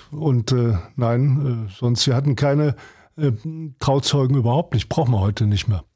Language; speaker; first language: German; native; German